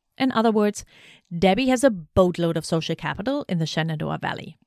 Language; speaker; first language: English; non-native, fluent; German